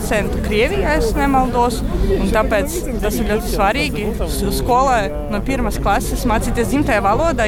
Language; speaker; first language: Latvian; non-native, local second language; Russian